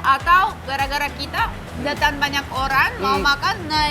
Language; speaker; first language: Indonesian; non-native, fluent; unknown